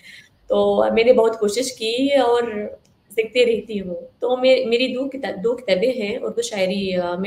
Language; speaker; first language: Hindi; non-native, fluent; Arabic